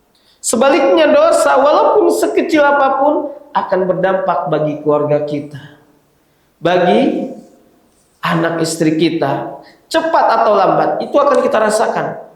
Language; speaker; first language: Indonesian; native; Indonesian